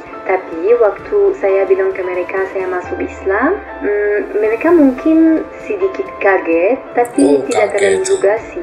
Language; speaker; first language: Indonesian; non-native, fluent; French